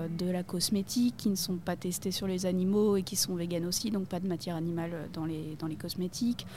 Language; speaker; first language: French; native; French